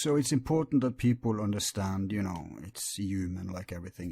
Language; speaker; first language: English; non-native, fluent; Norwegian